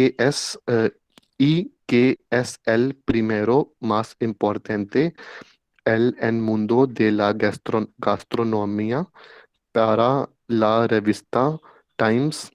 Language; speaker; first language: Spanish; non-native, learner; Hindi